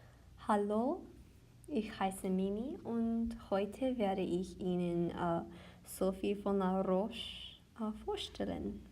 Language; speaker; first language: German; non-native, learner; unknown